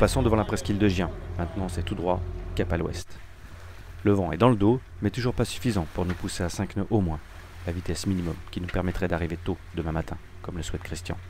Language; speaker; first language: French; native; French